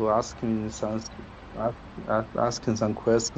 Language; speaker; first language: English; non-native, learner; Chinese